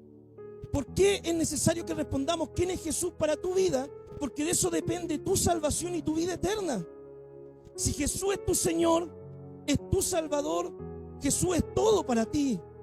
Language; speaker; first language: Spanish; native; Spanish